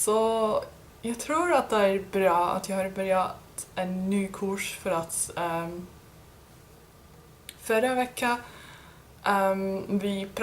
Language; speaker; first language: Swedish; non-native, learner; English